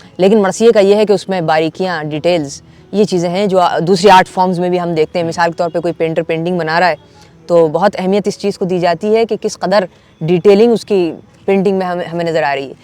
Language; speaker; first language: Urdu; native; Urdu